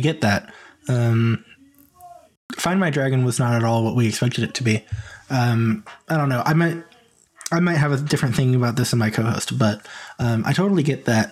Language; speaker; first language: English; native; English